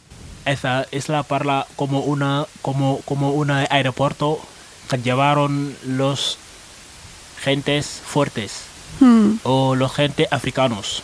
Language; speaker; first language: Spanish; non-native, learner; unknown